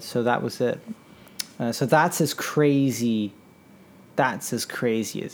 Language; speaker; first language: English; native; English